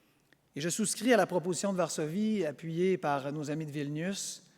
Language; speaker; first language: French; native; French